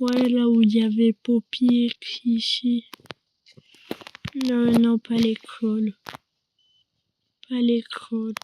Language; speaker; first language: French; native; French